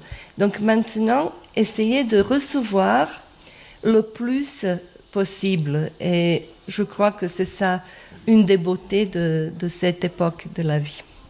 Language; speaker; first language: French; non-native, fluent; Croatian